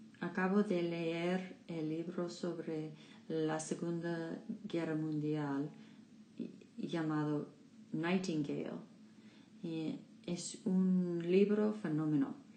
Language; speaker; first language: Spanish; non-native, learner; English